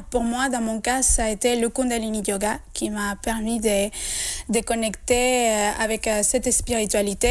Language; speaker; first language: French; non-native, fluent; Spanish